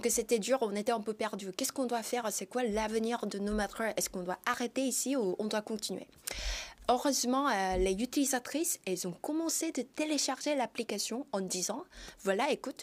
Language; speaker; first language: French; non-native, fluent; Korean